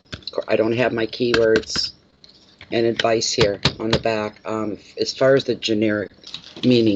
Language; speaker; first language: English; native; English